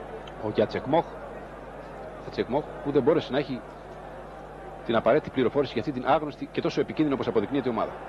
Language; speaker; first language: Greek; native; Greek